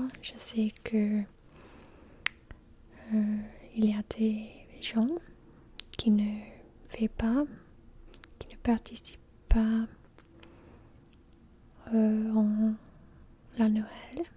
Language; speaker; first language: French; non-native, learner; English